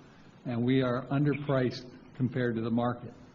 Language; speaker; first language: English; native; English